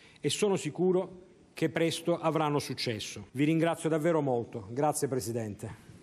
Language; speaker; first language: Italian; native; Italian